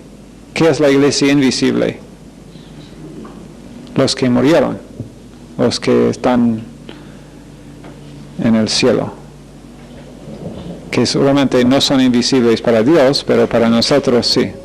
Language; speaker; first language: Spanish; non-native, fluent; English